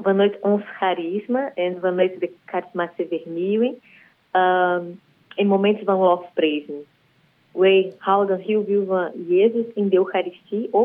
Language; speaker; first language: Dutch; non-native, learner; Portuguese